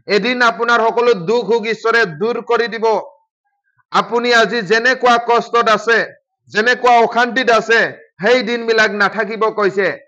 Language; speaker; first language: Assamese; non-native, local second language; Bodo